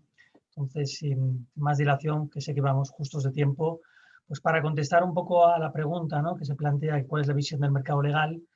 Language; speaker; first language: Spanish; native; Spanish